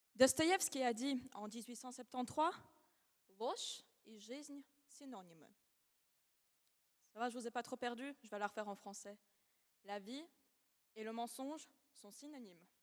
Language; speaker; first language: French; non-native, fluent; Russian